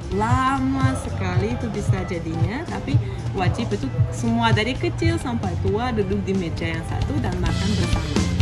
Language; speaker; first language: Indonesian; non-native, fluent; Russian